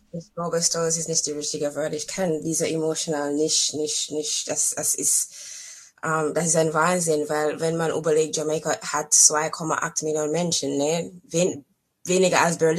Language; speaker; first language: German; non-native, fluent; English